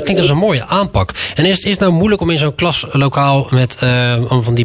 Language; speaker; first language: Dutch; native; Dutch